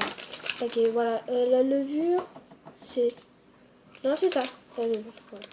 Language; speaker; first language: French; native; French